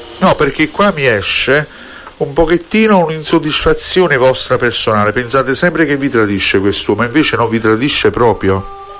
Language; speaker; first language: Italian; native; Italian